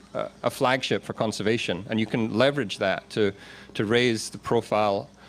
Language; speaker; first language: English; native; English